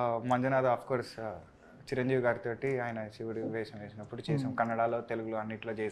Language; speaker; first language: Telugu; native; Telugu